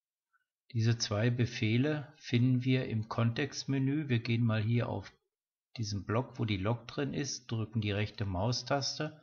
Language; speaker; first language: German; native; German